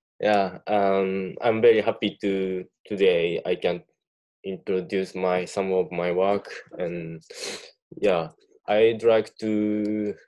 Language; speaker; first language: English; non-native, learner; Japanese